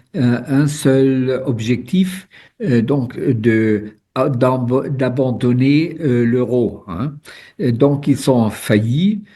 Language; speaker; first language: French; non-native, fluent; German